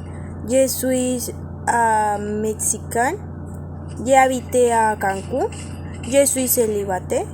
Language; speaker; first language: French; non-native, learner; Spanish